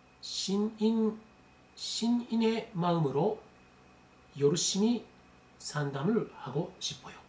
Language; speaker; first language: Korean; non-native, learner; Japanese